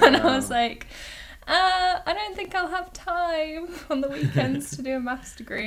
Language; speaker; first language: English; native; English